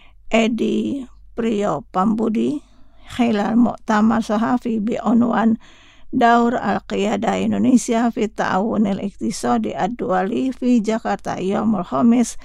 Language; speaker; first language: Arabic; non-native, fluent; Indonesian